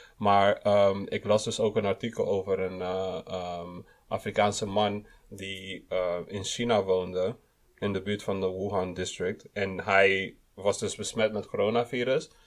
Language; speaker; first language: Dutch; early bilingual, other home language; Kinyarwanda